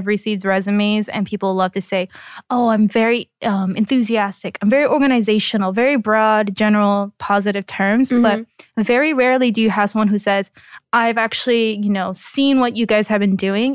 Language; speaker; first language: English; native; English